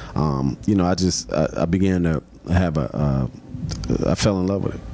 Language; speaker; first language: English; native; English